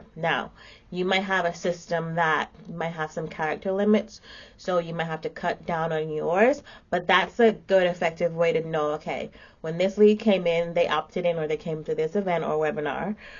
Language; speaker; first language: English; native; English